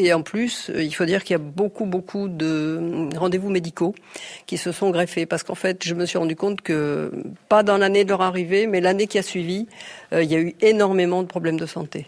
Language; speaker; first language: French; native; French